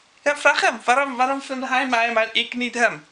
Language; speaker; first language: Dutch; non-native, fluent; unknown